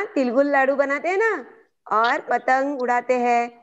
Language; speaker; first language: Hindi; non-native, local second language; Marathi